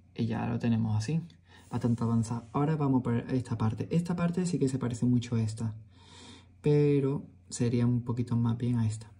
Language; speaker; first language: Spanish; native; Spanish